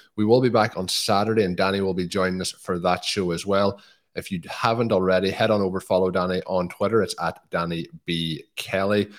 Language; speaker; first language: English; native; English